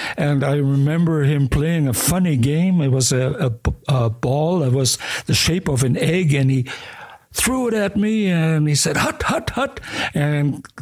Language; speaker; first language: English; early bilingual, other home language; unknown